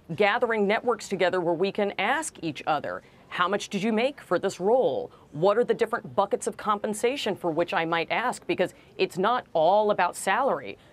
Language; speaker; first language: English; native; English